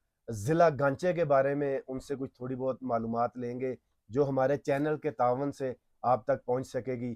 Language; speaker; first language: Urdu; non-native, local second language; Punjabi